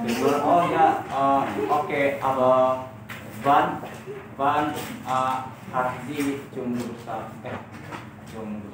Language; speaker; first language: German; non-native, learner; Indonesian